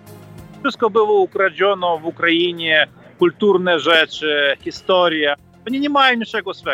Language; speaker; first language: Polish; non-native, fluent; Ukrainian